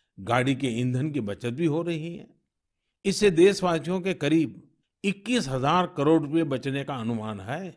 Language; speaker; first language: Hindi; non-native, local second language; Gujarati